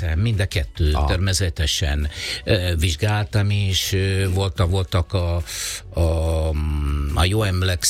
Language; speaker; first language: Hungarian; non-native, learner; Italian